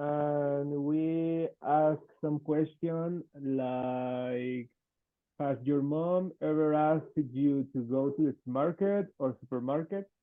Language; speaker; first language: English; non-native, fluent; Spanish